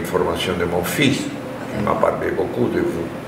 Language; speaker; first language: French; non-native, fluent; Spanish